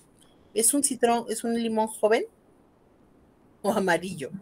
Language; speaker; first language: Spanish; native; Spanish